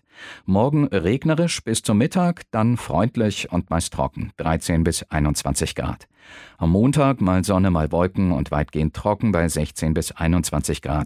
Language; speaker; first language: German; native; German